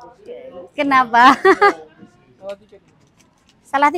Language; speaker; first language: Indonesian; native; Indonesian